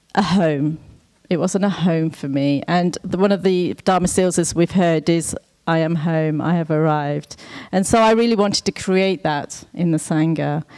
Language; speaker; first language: English; native; English